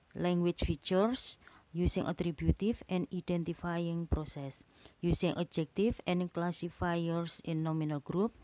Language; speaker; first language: English; non-native, fluent; Indonesian